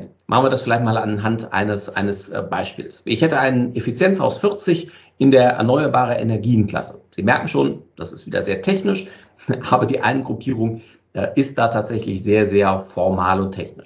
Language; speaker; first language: German; native; German